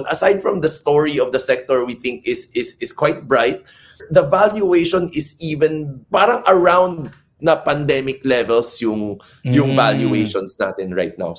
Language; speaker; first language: English; non-native, local second language; Cebuano